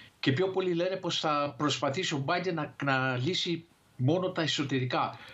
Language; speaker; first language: Greek; early bilingual, heritage; Greek